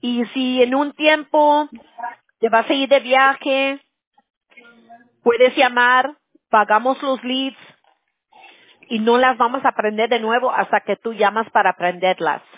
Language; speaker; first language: Spanish; early bilingual, heritage; Spanish